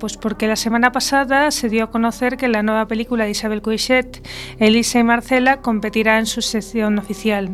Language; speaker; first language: Spanish; native; Spanish